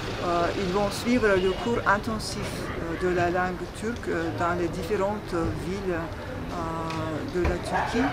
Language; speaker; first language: French; non-native, fluent; Turkish